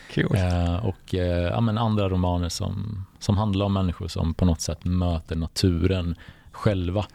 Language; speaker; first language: Swedish; early bilingual, other home language; Bosnian